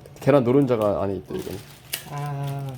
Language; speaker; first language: Korean; native; Korean